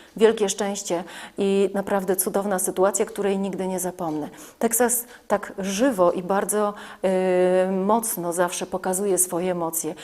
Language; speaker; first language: Polish; native; Polish